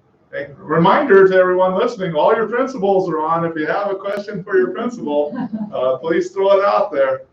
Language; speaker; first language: English; native; English